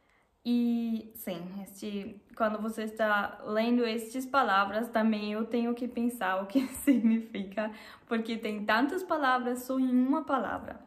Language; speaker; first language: Portuguese; non-native, learner; German